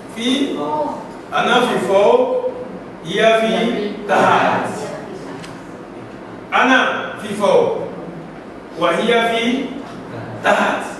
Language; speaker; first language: Arabic; non-native, fluent; Malay